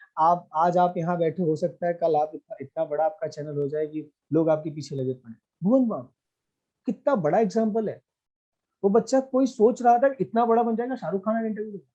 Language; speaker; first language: Hindi; native; Hindi